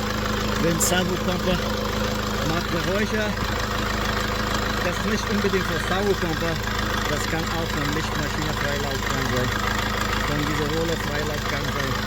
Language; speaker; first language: German; non-native, learner; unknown